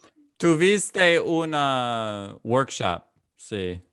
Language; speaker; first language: Spanish; non-native, fluent; English